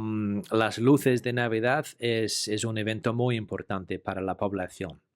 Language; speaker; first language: Spanish; non-native, fluent; English